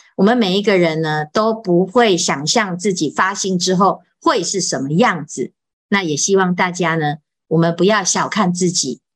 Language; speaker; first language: Chinese; native; Chinese